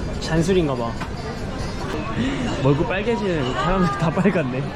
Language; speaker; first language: Korean; native; Korean